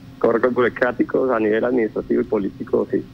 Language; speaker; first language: Spanish; native; Spanish